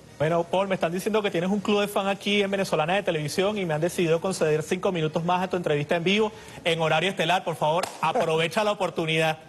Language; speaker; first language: Spanish; native; Spanish